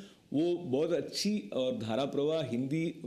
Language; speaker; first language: Hindi; native; Hindi